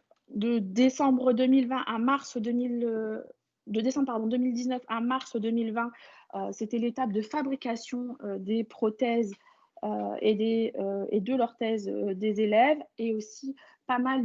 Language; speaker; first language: French; native; French